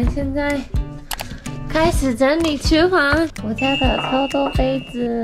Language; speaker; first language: Chinese; non-native, fluent; Japanese